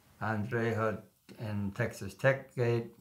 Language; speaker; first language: English; non-native, learner; German